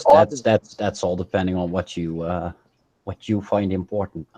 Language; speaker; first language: English; native; English